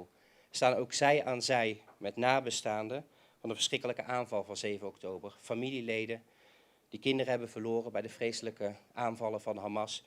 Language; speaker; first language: Dutch; native; Dutch